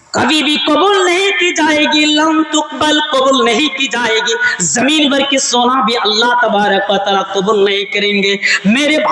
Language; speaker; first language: Urdu; non-native, local second language; Bangla